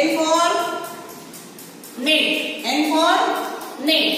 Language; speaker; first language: English; non-native, local second language; Marathi